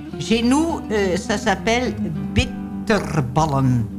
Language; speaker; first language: French; non-native, learner; Dutch